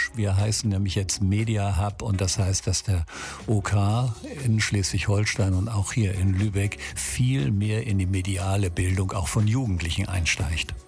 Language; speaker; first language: German; native; German